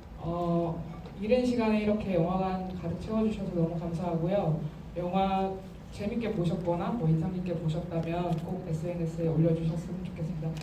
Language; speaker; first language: Korean; native; Korean